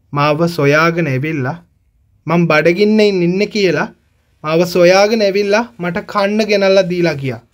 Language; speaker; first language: Sinhala; non-native, local second language; Tamil